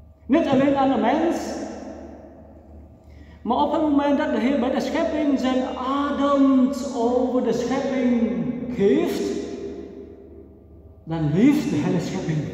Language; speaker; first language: Dutch; non-native, fluent; Vietnamese